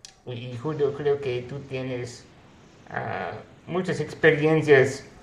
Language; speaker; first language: Spanish; non-native, fluent; English